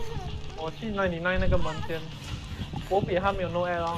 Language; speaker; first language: Chinese; native; Chinese